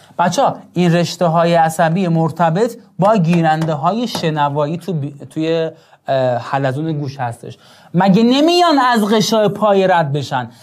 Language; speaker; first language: Persian; non-native, local second language; Azerbaijani